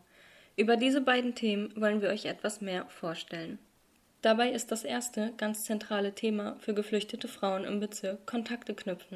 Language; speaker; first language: German; native; German